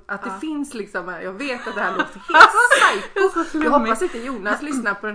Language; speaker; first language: Swedish; native; Swedish